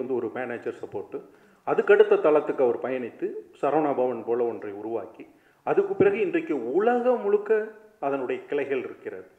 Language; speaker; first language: Tamil; native; Tamil